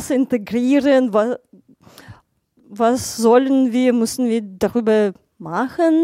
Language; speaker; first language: German; non-native, fluent; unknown